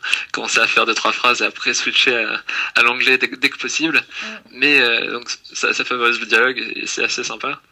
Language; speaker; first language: French; native; French